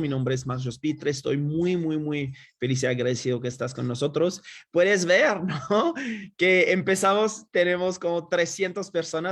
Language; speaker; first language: Spanish; non-native, fluent; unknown